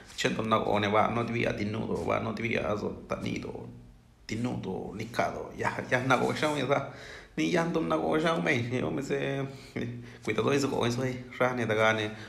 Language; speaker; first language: Spanish; non-native, local second language; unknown